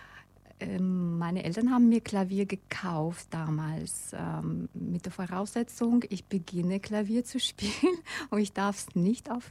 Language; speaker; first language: German; non-native, fluent; Russian